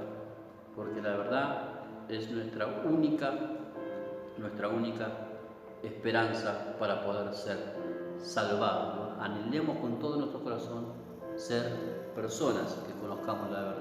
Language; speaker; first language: Spanish; native; Spanish